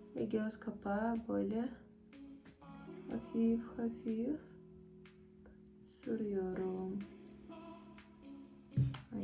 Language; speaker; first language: Turkish; non-native, fluent; Russian